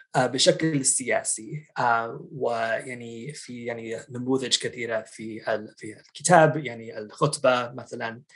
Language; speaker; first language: Arabic; non-native, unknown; English